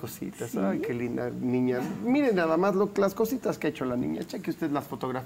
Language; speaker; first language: Spanish; native; Spanish